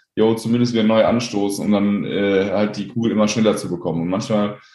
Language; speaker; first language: German; native; German